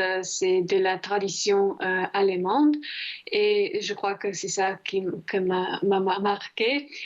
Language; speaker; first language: French; non-native, fluent; Croatian